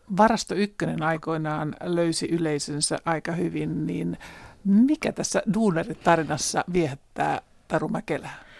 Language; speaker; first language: Finnish; native; Finnish